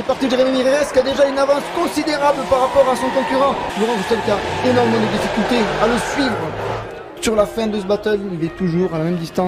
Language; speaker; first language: French; native; French